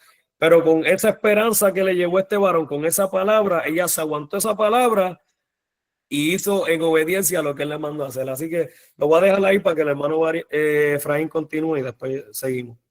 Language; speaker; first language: Spanish; native; Spanish